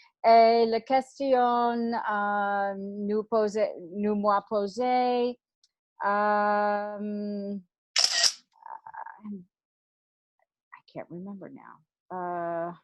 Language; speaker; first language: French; non-native, learner; English